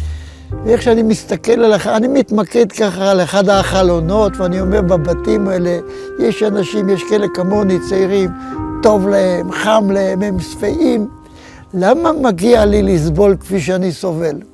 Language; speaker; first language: Hebrew; non-native, fluent; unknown